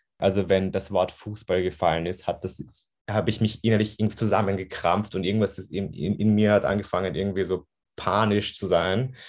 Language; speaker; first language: German; native; German